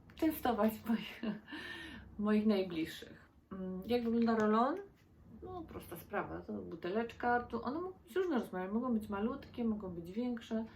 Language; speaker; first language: Polish; native; Polish